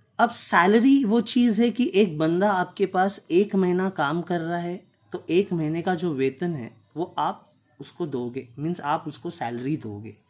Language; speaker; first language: Hindi; non-native, local second language; Tulu